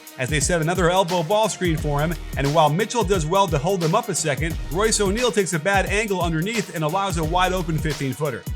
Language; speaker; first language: English; native; English